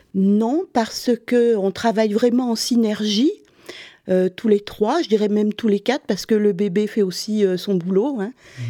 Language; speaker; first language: French; native; French